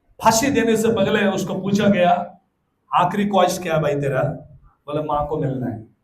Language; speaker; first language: Hindi; non-native, local second language; Telugu